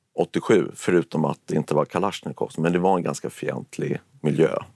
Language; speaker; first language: Swedish; native; Swedish